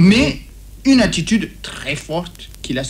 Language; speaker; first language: French; native; French